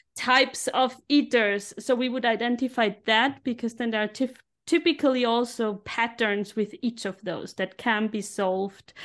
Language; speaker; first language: English; non-native, fluent; German